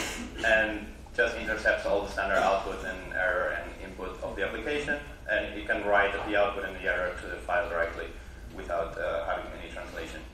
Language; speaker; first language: English; non-native, fluent; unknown